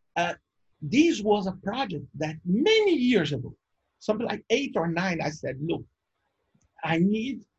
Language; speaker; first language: English; non-native, fluent; Portuguese